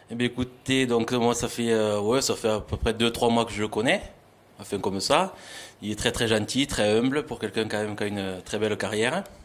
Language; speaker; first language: French; native; French